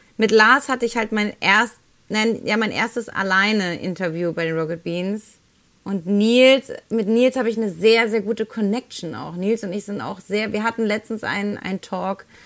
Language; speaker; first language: German; early bilingual, other home language; Spanish